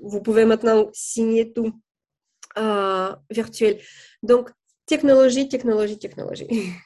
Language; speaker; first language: French; non-native, fluent; Russian